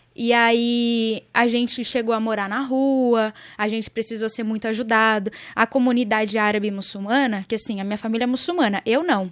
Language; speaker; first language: Portuguese; early bilingual, other home language; Arabic